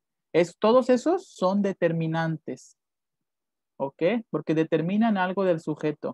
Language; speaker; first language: Spanish; native; Spanish